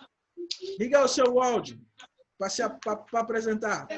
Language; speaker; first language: Portuguese; non-native, fluent; Haitian Creole